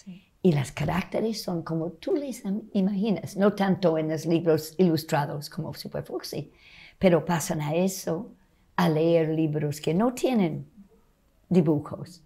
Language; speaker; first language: Spanish; non-native, fluent; English